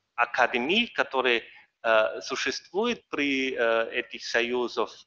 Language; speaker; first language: Russian; non-native, learner; German